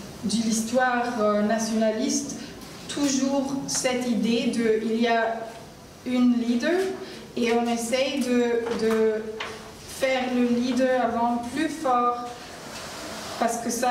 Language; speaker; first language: French; non-native, learner; Arabic